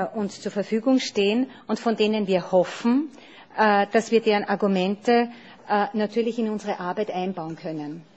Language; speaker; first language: German; native; German